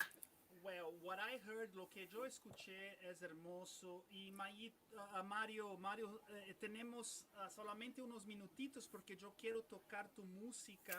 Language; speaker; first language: Spanish; non-native, fluent; Portuguese